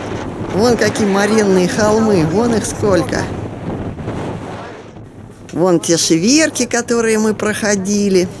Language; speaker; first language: Russian; native; Russian